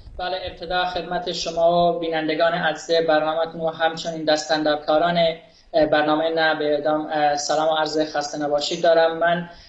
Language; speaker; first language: Persian; non-native, local second language; Kurdish